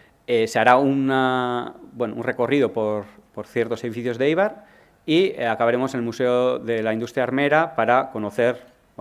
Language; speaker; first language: Spanish; native; Spanish